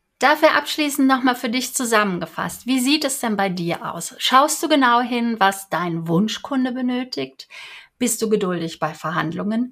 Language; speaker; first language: German; native; German